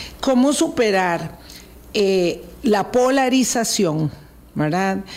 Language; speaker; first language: Spanish; native; Spanish